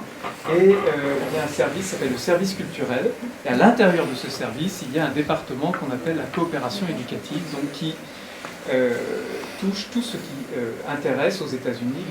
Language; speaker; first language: French; native; French